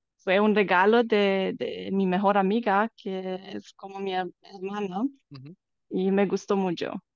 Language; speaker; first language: Spanish; non-native, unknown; Romanian